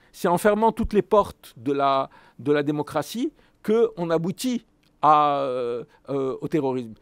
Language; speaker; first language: French; native; French